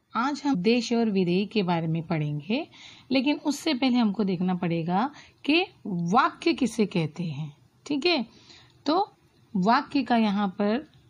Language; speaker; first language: Hindi; non-native, local second language; Marathi